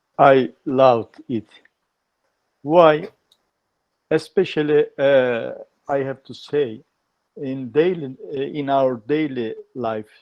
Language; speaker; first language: English; non-native, learner; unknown